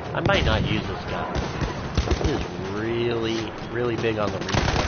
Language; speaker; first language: English; native; English